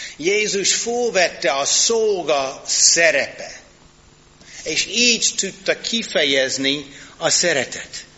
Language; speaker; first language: Hungarian; non-native, fluent; English